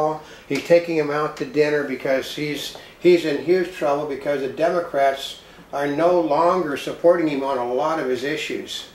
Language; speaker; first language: English; native; English